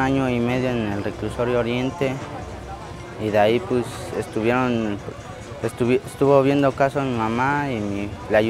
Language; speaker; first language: Spanish; early bilingual, other home language; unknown